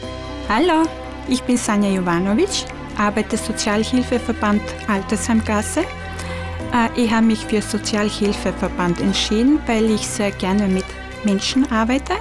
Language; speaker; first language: German; non-native, fluent; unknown